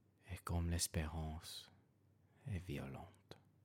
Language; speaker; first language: French; non-native, learner; English